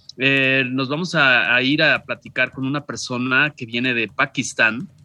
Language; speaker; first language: Spanish; native; Spanish